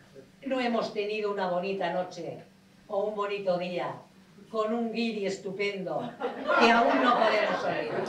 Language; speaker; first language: Spanish; native; Spanish